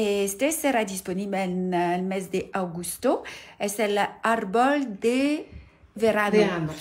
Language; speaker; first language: Spanish; non-native, learner; French